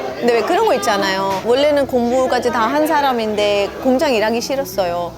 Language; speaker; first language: Korean; non-native, fluent; Hindi